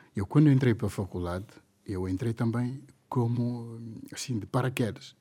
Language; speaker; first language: Portuguese; non-native, local second language; Upper Guinea Crioulo